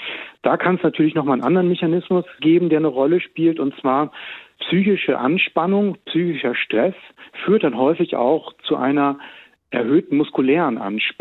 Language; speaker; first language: German; native; German